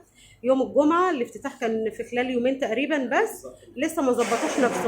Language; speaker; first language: Arabic; native; Arabic